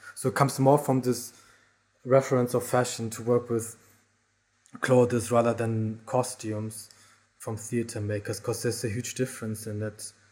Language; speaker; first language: English; non-native, fluent; German